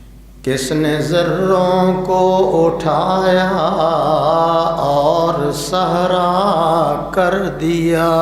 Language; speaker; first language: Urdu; non-native, local second language; Punjabi